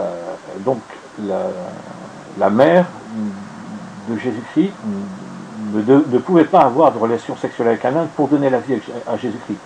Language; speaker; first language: French; native; French